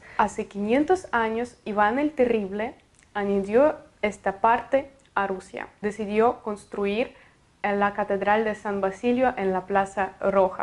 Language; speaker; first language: Spanish; non-native, fluent; Russian